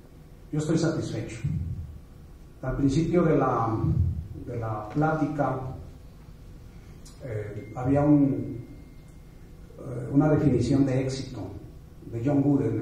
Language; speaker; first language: Spanish; native; Spanish